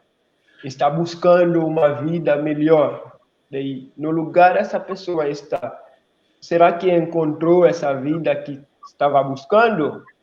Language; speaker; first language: Portuguese; non-native, local second language; Haitian Creole